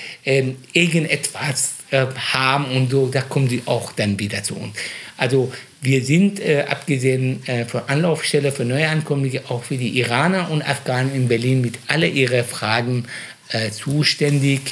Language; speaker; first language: German; non-native, fluent; Persian